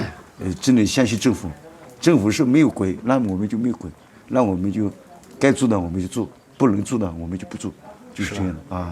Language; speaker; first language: Chinese; non-native, local second language; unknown